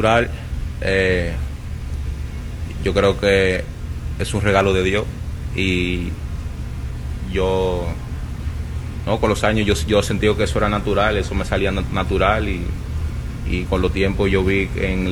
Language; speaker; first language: Spanish; early bilingual, heritage; Spanish